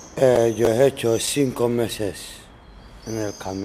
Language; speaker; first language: Spanish; non-native, learner; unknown